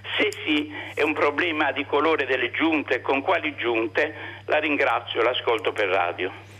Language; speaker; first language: Italian; native; Italian